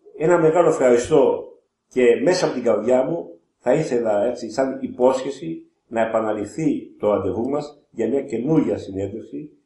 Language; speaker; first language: Greek; native; Greek